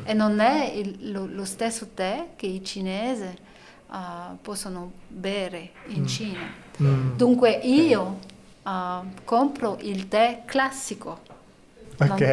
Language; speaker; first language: Italian; non-native, learner; French